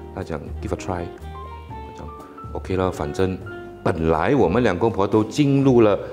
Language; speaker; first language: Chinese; native; Chinese